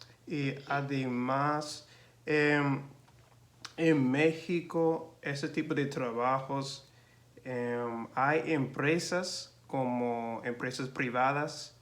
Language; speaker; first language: Spanish; non-native, learner; English